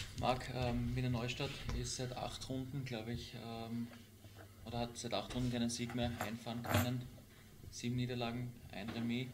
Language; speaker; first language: German; native; German